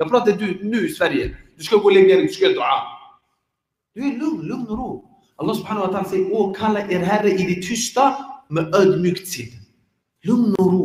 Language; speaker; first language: Swedish; early bilingual, other home language; Arabic